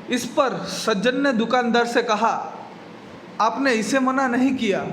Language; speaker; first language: Hindi; non-native, local second language; Gujarati